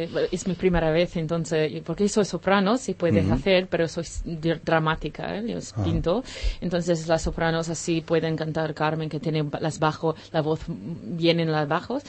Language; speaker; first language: Spanish; non-native, learner; English